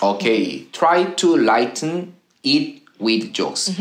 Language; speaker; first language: English; non-native, fluent; Korean